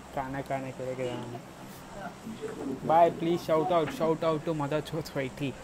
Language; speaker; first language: Hindi; non-native, local second language; Kannada